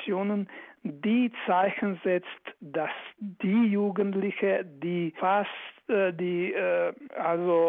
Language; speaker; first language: German; non-native, fluent; Croatian